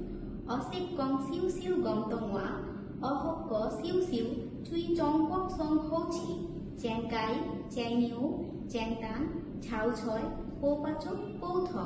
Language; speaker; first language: Cantonese; non-native, learner; Bangla